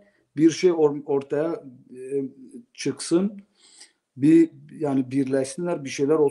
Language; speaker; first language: Turkish; non-native, local second language; Zaza